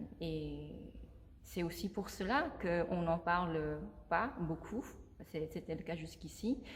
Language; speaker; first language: French; non-native, fluent; Korean